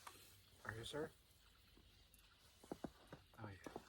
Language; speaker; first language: English; non-native, learner; Finnish